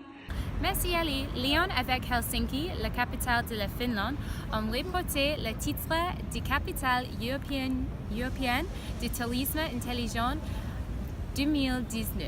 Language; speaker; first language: French; non-native, learner; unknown